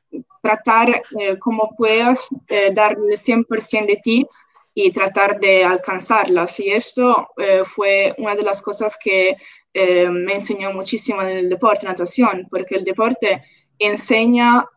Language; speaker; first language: Spanish; non-native, local second language; Italian